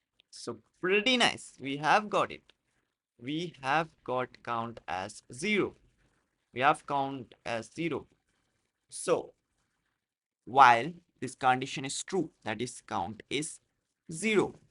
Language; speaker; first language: English; non-native, local second language; Hindi